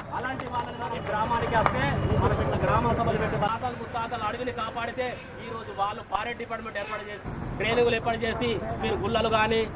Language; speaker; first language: Telugu; non-native, local second language; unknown